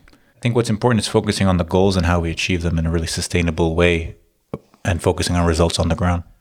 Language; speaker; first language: English; native; English